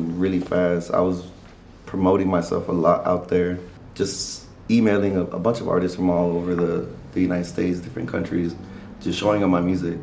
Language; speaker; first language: English; early bilingual, other home language; Spanish